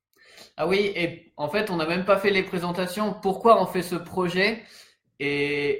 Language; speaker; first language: French; native; French